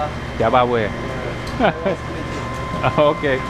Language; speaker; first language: Chinese; non-native, fluent; English